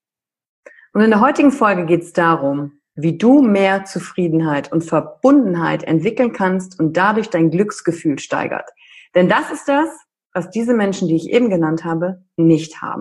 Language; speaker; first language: German; native; German